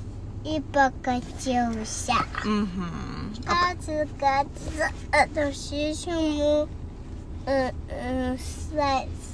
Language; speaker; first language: Russian; early bilingual, heritage; Chinese